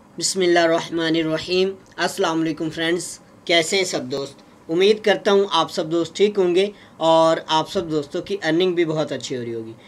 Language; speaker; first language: Urdu; native; Urdu